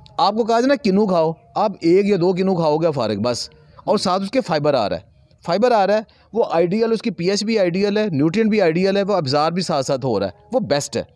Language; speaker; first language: Urdu; non-native, local second language; Punjabi